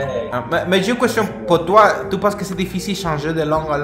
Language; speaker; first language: French; non-native, learner; Spanish